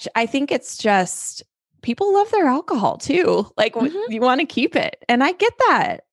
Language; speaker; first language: English; native; English